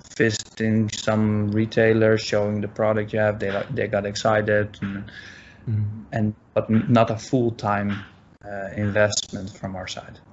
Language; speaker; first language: English; non-native, fluent; Dutch